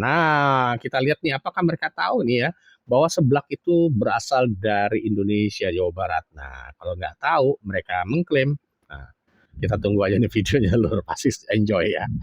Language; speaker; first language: Indonesian; native; Indonesian